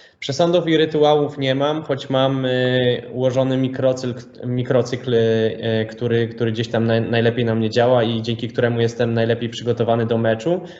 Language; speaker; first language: Polish; native; Polish